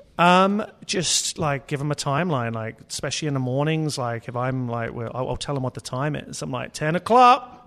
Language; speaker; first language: English; native; English